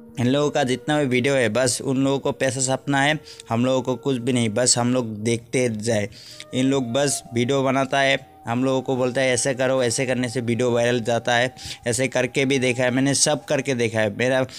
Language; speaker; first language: Hindi; non-native, local second language; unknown